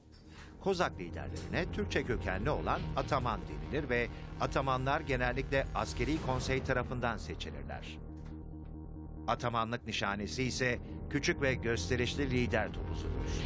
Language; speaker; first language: Turkish; native; Turkish